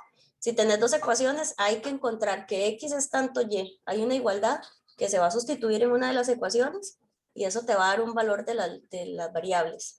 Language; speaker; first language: Spanish; native; Spanish